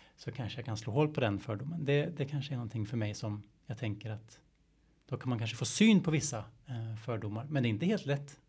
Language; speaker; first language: Swedish; native; Swedish